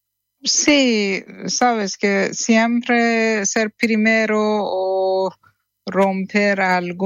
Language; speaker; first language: Spanish; non-native, learner; Persian